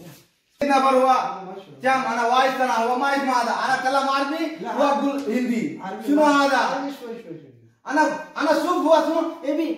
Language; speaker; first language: Arabic; non-native, learner; Hindi